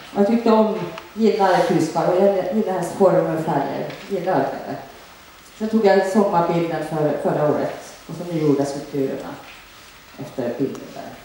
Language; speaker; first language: Swedish; early bilingual, other home language; Finnish